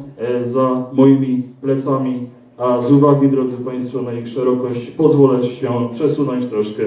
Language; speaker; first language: Polish; native; Polish